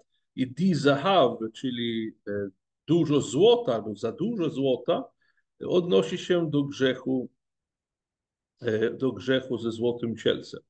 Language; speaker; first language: Polish; non-native, fluent; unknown